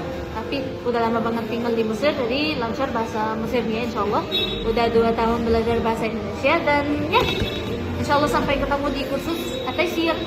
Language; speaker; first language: Indonesian; non-native, fluent; Arabic